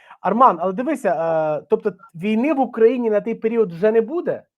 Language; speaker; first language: Ukrainian; native; Ukrainian